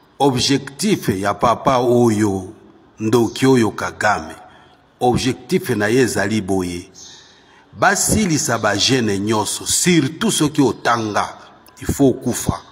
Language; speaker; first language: Lingala; non-native, local second language; Swahili